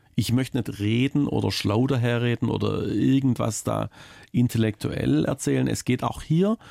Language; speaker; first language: German; native; German